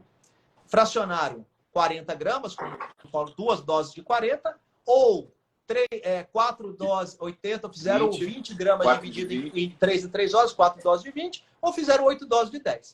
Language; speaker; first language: Portuguese; native; Portuguese